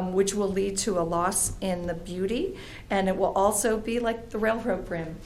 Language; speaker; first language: English; native; English